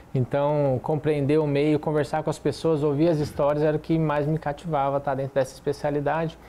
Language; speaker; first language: Portuguese; native; Portuguese